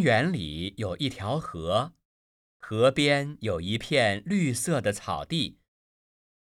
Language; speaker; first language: Chinese; native; Chinese